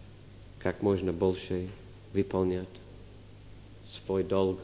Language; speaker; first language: Russian; non-native, fluent; English